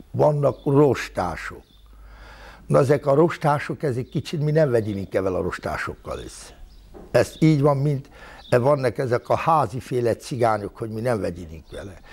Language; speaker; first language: Hungarian; non-native, local second language; Romany